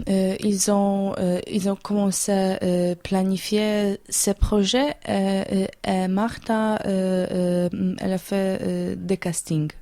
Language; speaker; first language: French; non-native, learner; Polish